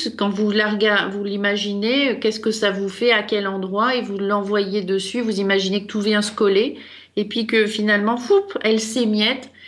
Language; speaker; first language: French; native; French